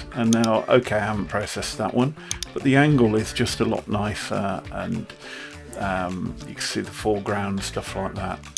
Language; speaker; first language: English; native; English